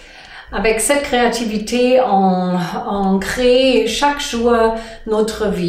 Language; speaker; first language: French; non-native, learner; German